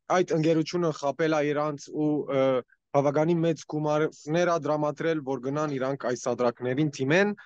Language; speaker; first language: Armenian; early bilingual, heritage; Armenian